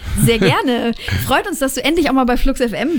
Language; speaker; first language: German; native; German